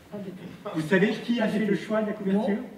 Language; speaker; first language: French; native; French